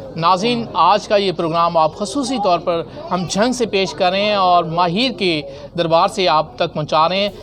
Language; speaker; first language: Urdu; non-native, local second language; Punjabi